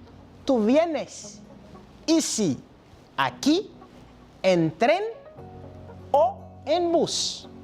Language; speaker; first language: Spanish; non-native, fluent; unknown